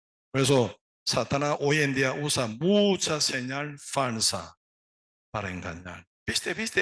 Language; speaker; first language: Spanish; non-native, learner; Korean